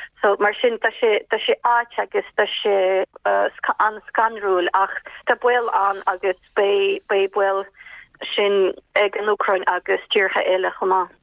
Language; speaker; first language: Irish; non-native, fluent; Ukrainian